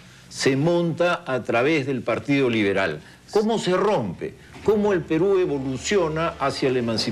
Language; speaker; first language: Spanish; native; Spanish